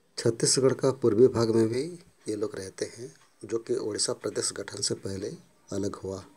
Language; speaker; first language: Hindi; non-native, local second language; Odia